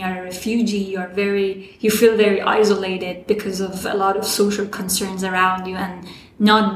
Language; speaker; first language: English; non-native, fluent; Persian